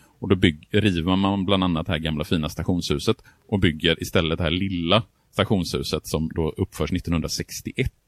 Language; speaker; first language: Swedish; native; Swedish